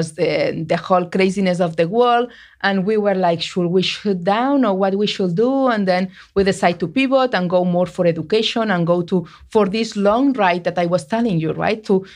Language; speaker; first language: English; non-native, fluent; Spanish